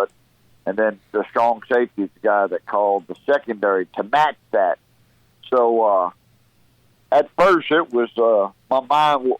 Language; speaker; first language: English; native; English